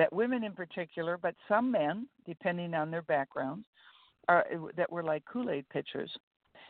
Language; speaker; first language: English; native; English